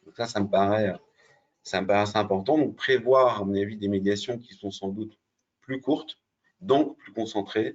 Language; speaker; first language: French; native; French